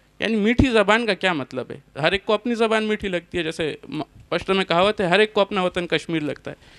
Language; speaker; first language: Urdu; non-native, local second language; Northern Hindko